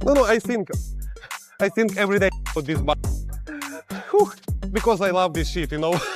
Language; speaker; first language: English; non-native, learner; Russian